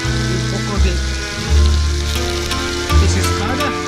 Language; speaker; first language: Spanish; non-native, fluent; Arabic